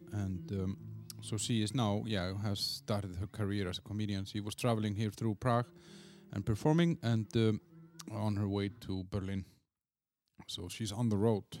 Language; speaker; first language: English; non-native, fluent; Icelandic